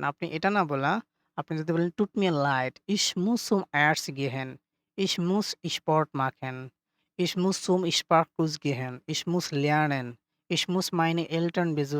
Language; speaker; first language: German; non-native, fluent; Bangla